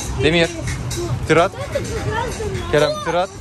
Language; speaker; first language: Russian; non-native, learner; Turkish